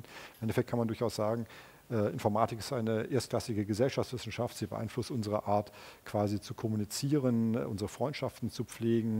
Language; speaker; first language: German; native; German